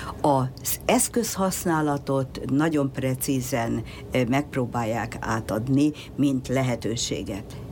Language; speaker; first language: Hungarian; native; Hungarian